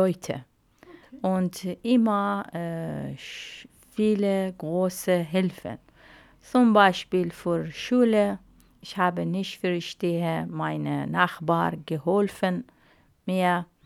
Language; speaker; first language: German; non-native, learner; Arabic